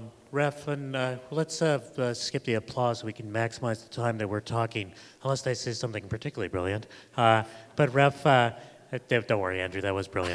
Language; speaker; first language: English; native; English